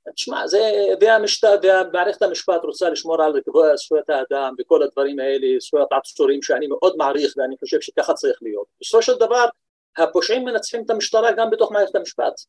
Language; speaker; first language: Hebrew; non-native, local second language; Arabic